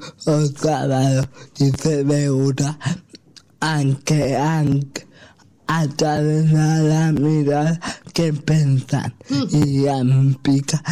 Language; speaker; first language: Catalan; non-native, local second language; Spanish